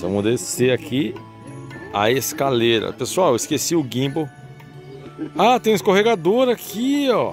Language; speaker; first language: Portuguese; native; Portuguese